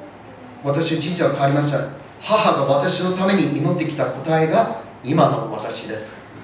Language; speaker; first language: Japanese; early bilingual, other home language; English